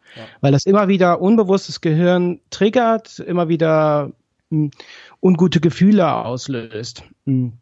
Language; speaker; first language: German; native; German